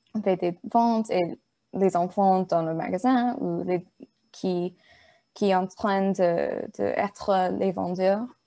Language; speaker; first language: French; non-native, learner; English